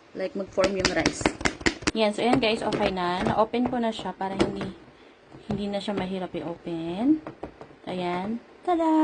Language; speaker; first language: Filipino; native; Filipino